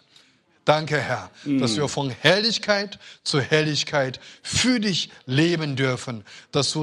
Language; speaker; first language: German; non-native, fluent; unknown